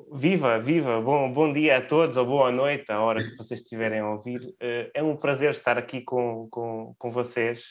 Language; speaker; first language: Portuguese; early bilingual, other home language; Russian